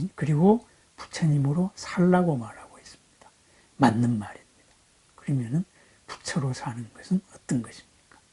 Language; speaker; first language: Korean; native; Korean